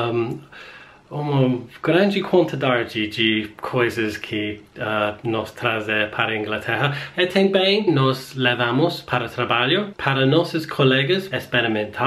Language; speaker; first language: Portuguese; non-native, learner; English